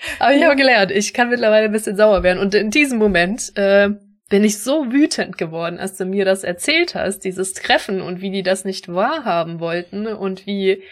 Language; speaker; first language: German; native; German